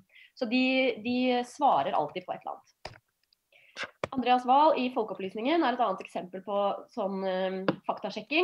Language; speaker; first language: Norwegian; native; Norwegian